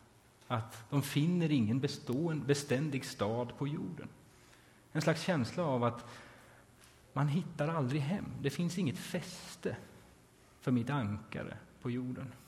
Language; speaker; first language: Swedish; native; Swedish